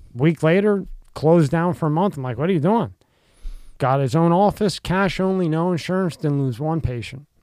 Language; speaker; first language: English; native; English